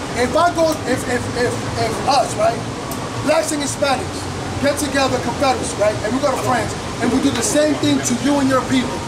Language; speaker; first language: English; native; English